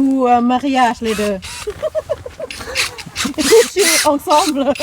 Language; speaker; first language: French; non-native, learner; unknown